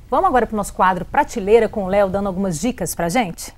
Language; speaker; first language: Portuguese; native; Portuguese